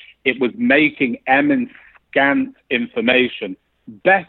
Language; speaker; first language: English; native; English